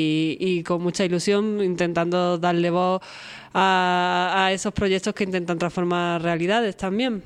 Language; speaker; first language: Spanish; native; Spanish